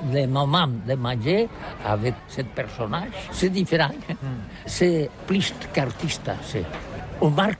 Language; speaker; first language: French; non-native, learner; Catalan